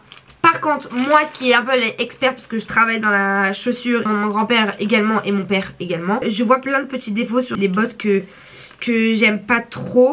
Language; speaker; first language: French; native; French